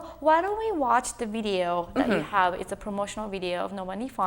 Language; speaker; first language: English; native; English